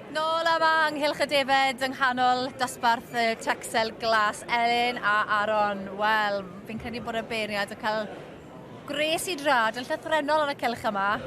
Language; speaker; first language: Welsh; native; Welsh